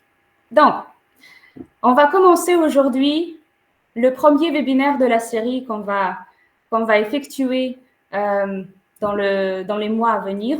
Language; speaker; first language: French; non-native, fluent; Ukrainian